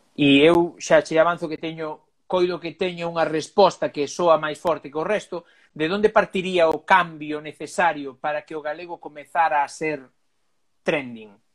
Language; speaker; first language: Galician; native; Galician